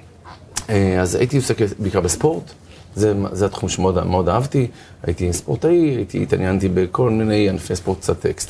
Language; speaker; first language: Hebrew; native; Hebrew